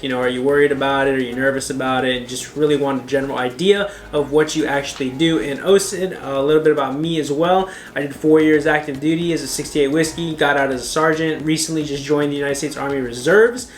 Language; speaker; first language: English; native; English